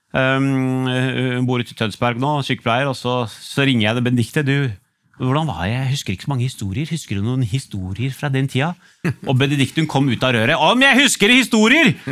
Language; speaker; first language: Norwegian; early bilingual, other home language; Urdu